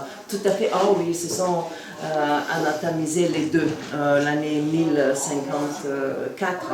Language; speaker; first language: French; non-native, fluent; Bulgarian